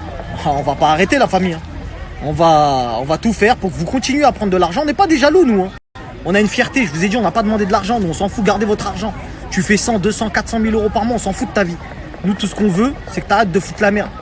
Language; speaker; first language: French; native; French